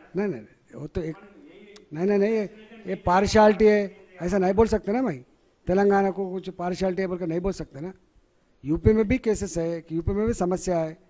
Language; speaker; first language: Hindi; non-native, local second language; Telugu